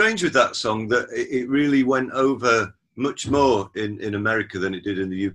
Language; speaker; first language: English; native; English